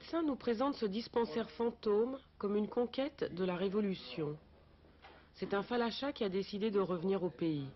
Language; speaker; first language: French; native; French